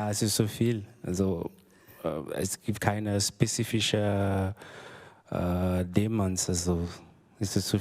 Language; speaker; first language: German; non-native, fluent; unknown